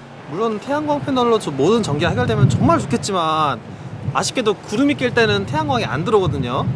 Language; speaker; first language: Korean; native; Korean